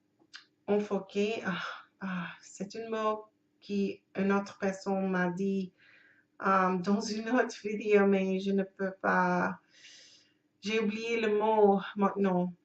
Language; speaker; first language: French; non-native, learner; English